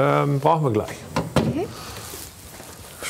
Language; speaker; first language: German; native; German